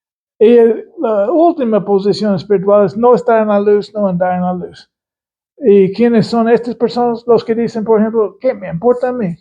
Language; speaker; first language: Spanish; non-native, fluent; English